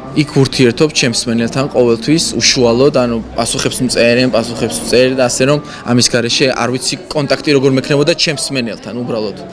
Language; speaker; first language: Georgian; native; Georgian